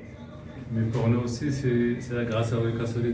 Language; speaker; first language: French; non-native, local second language; Arabic